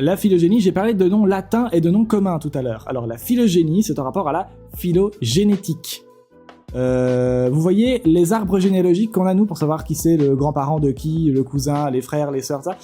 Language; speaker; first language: French; native; French